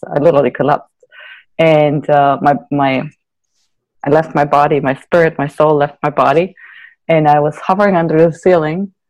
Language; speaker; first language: English; non-native, fluent; German